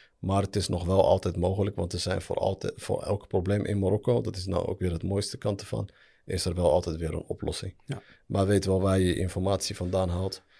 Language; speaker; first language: Dutch; early bilingual, other home language; Arabic